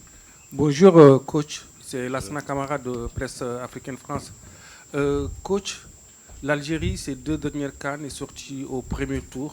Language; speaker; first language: French; native; French